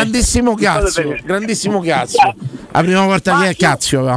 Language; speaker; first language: Italian; native; Italian